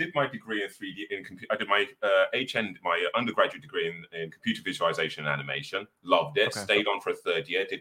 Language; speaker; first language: English; native; English